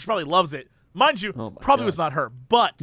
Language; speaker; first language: English; native; English